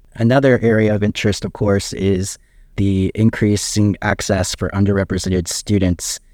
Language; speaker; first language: English; native; English